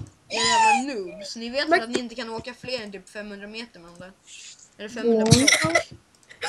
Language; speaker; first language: Swedish; native; Swedish